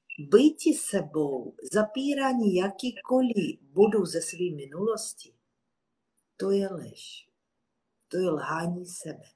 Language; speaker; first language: Czech; non-native, fluent; Russian